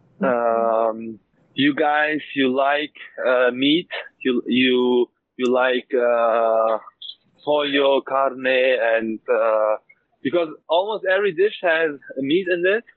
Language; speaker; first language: English; non-native, learner; German